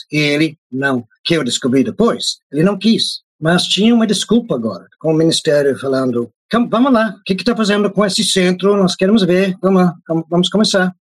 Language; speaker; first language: Portuguese; non-native, fluent; English